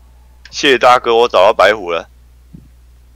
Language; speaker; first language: Chinese; native; Chinese